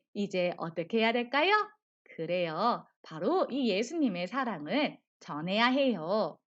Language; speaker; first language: Korean; native; Korean